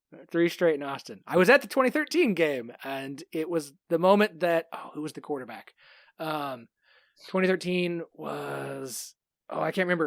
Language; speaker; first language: English; native; English